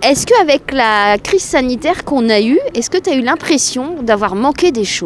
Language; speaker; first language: French; native; French